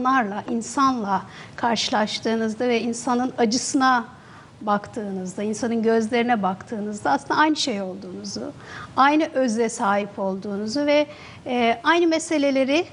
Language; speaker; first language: Turkish; native; Turkish